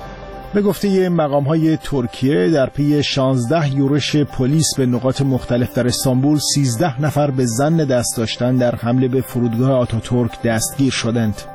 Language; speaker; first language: Persian; native; Persian